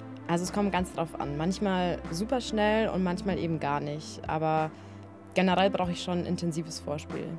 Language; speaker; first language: German; native; German